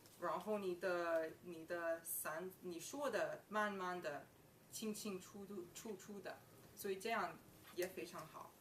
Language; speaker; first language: Chinese; non-native, learner; English